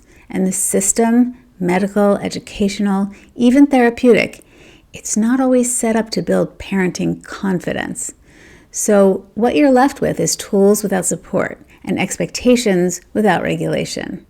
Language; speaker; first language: English; native; English